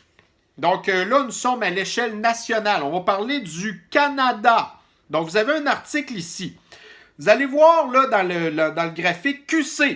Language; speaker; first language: French; native; French